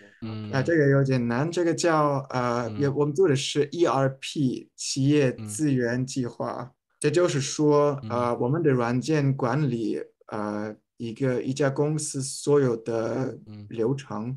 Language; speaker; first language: Chinese; non-native, fluent; German